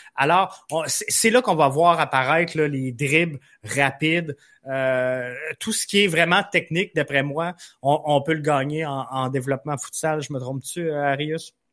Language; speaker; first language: French; native; French